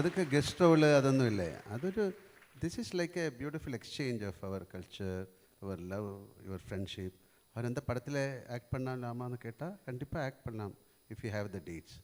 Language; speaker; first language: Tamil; non-native, local second language; Malayalam